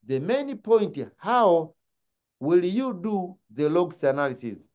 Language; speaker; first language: English; non-native, local second language; Swahili